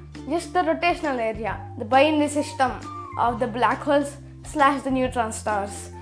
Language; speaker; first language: English; early bilingual, other home language; Telugu